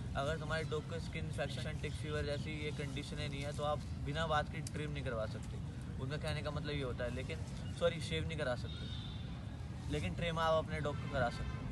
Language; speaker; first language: Hindi; native; Hindi